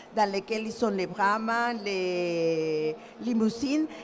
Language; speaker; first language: French; non-native, fluent; Spanish